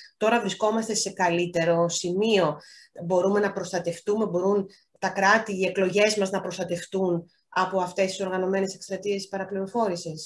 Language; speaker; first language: Greek; native; Greek